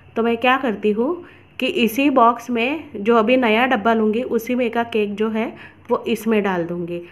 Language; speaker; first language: Hindi; non-native, local second language; Marathi